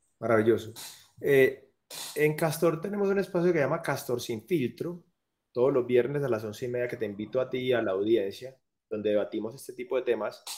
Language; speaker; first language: Spanish; native; Spanish